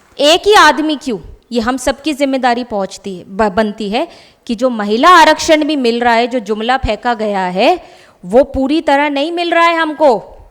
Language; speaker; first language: Hindi; native; Hindi